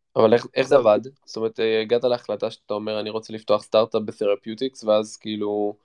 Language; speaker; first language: Hebrew; native; Hebrew